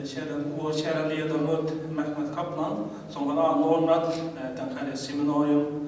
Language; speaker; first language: Swedish; non-native, learner; Uyghur